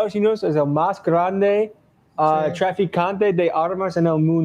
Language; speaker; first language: Spanish; non-native, learner; English